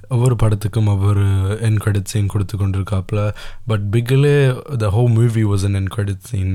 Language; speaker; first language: Tamil; early bilingual, heritage; Tamil